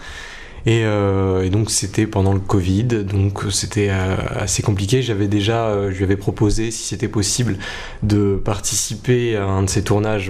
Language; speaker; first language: French; native; French